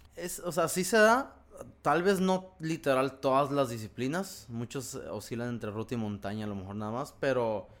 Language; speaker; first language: Spanish; native; Spanish